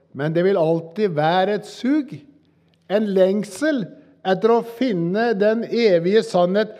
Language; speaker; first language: Norwegian; native; Norwegian